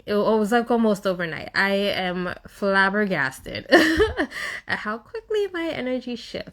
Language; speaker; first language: English; native; English